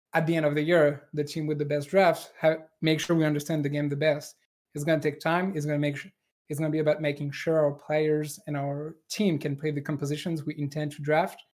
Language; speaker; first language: English; non-native, fluent; French